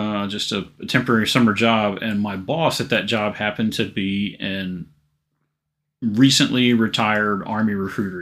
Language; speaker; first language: English; native; English